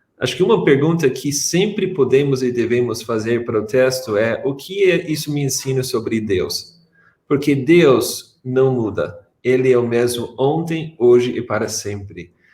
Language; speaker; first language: Portuguese; non-native, fluent; English